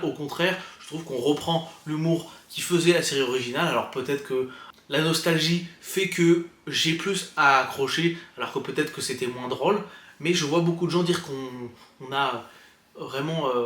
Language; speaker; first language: French; native; French